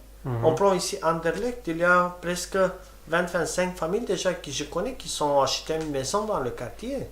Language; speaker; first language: French; non-native, fluent; Romany